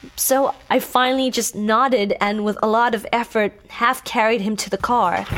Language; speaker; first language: English; native; English